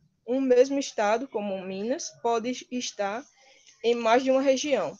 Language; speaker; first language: Portuguese; native; Portuguese